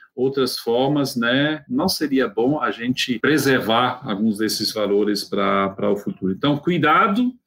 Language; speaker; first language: Portuguese; non-native, fluent; Swiss German